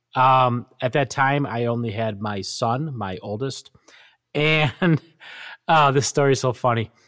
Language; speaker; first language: English; native; English